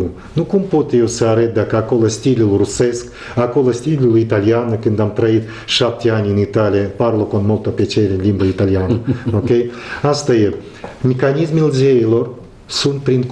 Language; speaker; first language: Romanian; non-native, local second language; Russian